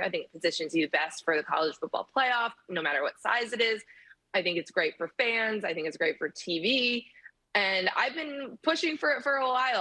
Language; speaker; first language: English; native; English